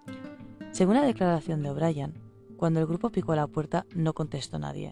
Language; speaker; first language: Spanish; native; Spanish